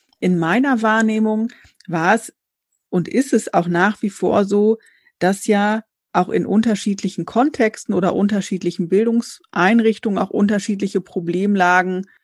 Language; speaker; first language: German; native; German